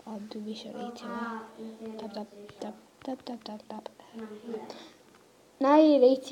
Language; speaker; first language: Welsh; native; Welsh